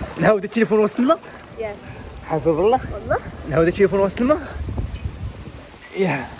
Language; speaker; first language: Arabic; native; Arabic